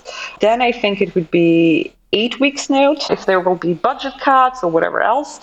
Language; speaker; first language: English; non-native, fluent; Russian